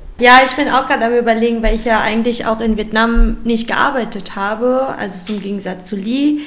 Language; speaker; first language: German; early bilingual, other home language; Vietnamese